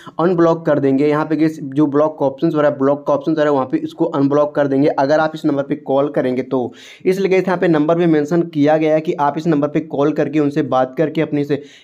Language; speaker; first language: Hindi; native; Hindi